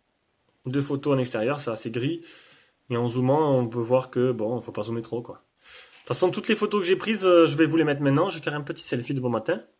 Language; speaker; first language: French; native; French